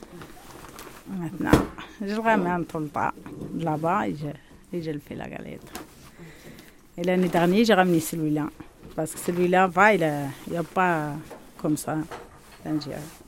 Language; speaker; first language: French; non-native, learner; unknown